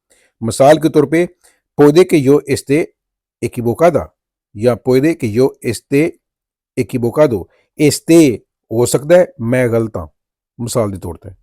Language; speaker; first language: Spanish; non-native, fluent; Urdu